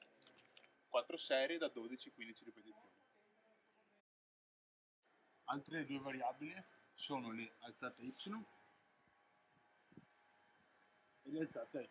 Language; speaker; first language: Italian; native; Italian